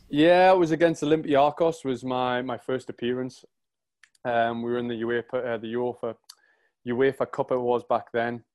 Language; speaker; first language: English; native; English